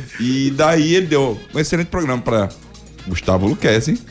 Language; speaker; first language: Portuguese; native; Portuguese